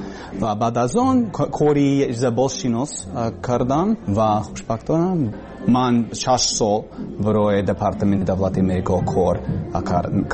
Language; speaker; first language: Persian; non-native, learner; English